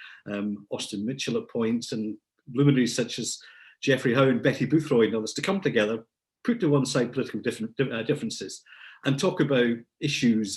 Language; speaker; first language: English; native; English